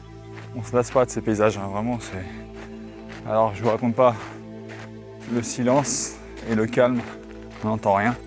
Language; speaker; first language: French; native; French